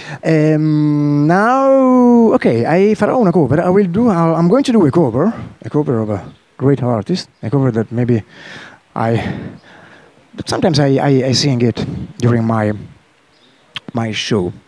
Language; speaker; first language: English; non-native, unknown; Italian